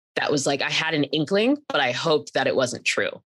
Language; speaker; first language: English; native; English